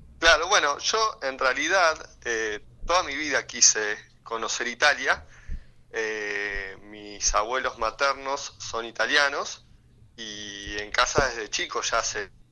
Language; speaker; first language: Spanish; native; Spanish